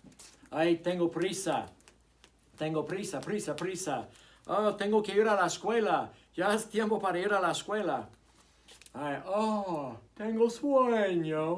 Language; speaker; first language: Spanish; non-native, fluent; English